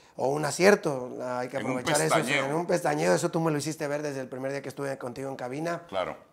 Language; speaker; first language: Spanish; native; Spanish